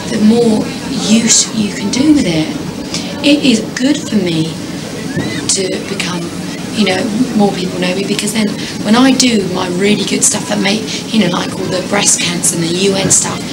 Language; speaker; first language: English; native; English